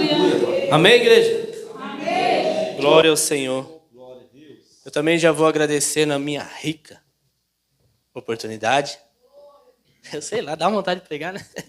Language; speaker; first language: Portuguese; native; Portuguese